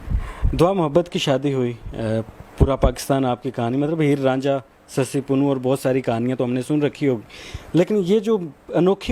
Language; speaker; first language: Urdu; native; Urdu